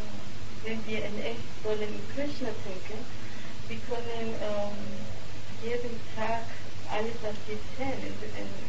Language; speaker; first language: German; non-native, learner; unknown